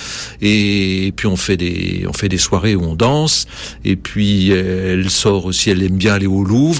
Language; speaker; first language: French; native; French